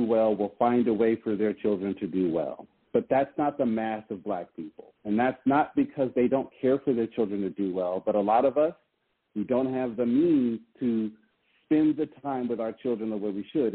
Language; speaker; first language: English; native; English